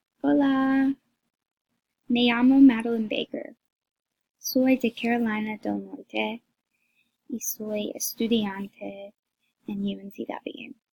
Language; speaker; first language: Spanish; non-native, learner; English